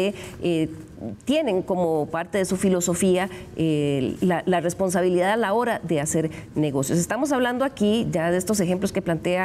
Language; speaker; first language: Spanish; native; Spanish